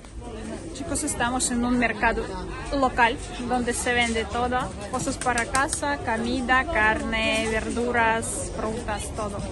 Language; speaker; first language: Spanish; non-native, learner; Russian